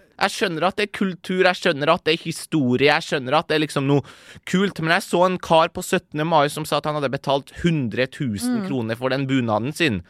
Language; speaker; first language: Norwegian; native; Norwegian